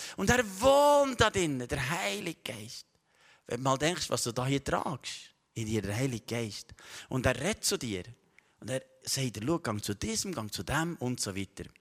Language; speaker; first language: German; native; German